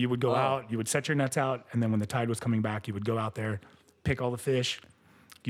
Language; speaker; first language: English; early bilingual, other home language; Spanish